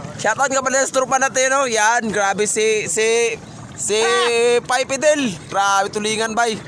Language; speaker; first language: Filipino; non-native, local second language; Cebuano